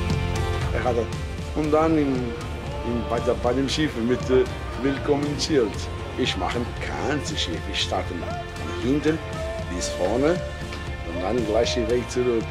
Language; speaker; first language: German; non-native, learner; Portuguese